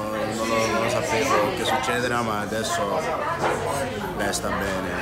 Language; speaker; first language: Italian; non-native, learner; Dutch